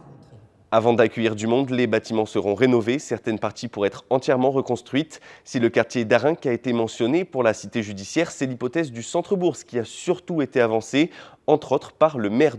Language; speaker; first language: French; native; French